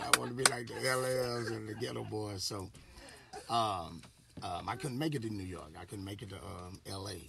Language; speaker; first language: English; native; English